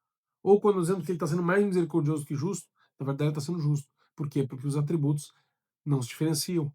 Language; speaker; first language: Portuguese; native; Portuguese